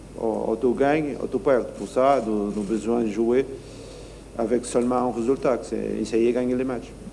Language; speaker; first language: French; non-native, learner; Portuguese